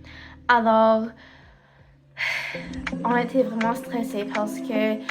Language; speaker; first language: French; non-native, learner; English